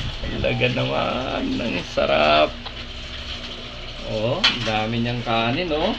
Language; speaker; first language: Filipino; non-native, local second language; Hiligaynon